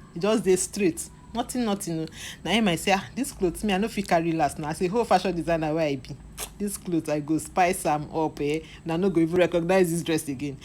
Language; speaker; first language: Nigerian Pidgin; non-native, local second language; Igbo